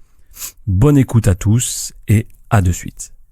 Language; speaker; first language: French; native; French